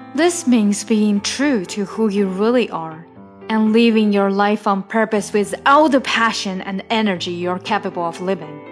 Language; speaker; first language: English; non-native, fluent; Chinese